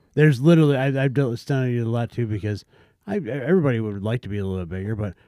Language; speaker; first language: English; native; English